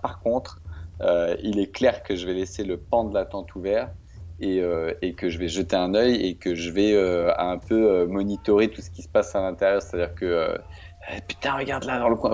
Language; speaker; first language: French; native; French